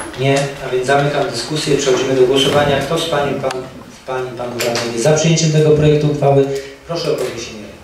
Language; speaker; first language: Polish; native; Polish